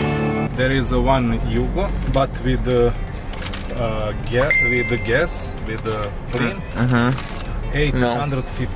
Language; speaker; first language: English; non-native, learner; Serbian